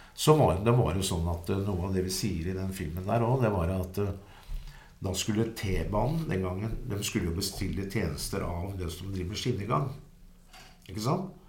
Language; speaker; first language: Norwegian; native; Norwegian